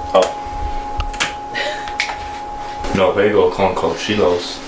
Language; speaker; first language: Spanish; non-native, learner; English